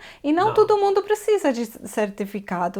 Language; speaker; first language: Portuguese; non-native, fluent; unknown